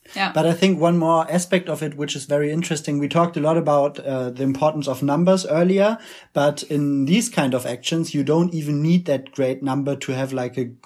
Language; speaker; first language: English; non-native, fluent; German